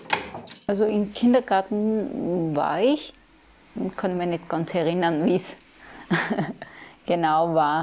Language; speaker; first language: German; early bilingual, other home language; Turkish